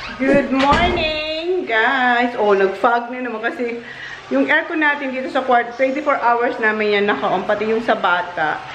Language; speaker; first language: Filipino; non-native, local second language; Bikol